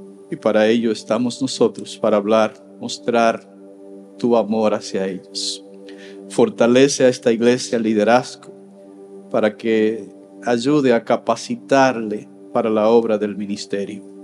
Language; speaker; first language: Spanish; native; Spanish